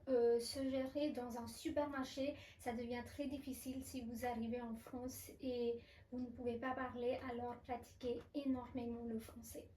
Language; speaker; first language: French; non-native, fluent; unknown